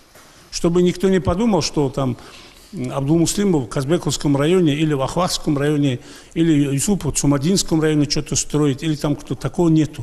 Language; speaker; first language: Russian; native; Russian